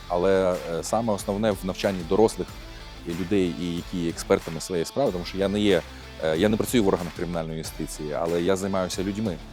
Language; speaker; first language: Ukrainian; native; Ukrainian